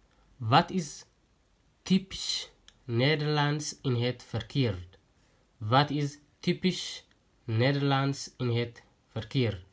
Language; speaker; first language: Dutch; non-native, fluent; Tigrinya